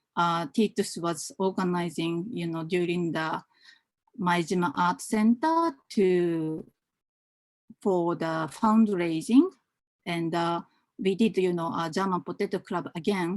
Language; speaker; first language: English; non-native, fluent; Japanese